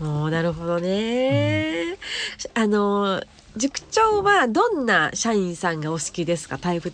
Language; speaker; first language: Japanese; native; Japanese